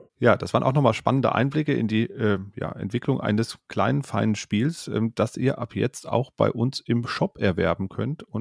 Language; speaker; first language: German; native; German